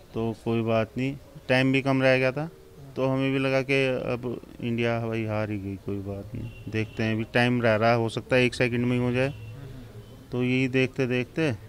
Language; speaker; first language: Hindi; native; Hindi